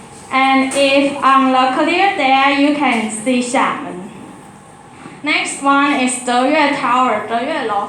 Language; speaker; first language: English; non-native, learner; Chinese